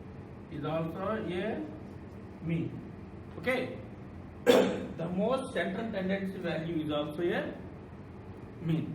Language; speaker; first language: English; non-native, local second language; Telugu